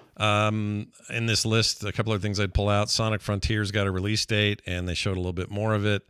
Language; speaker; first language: English; native; English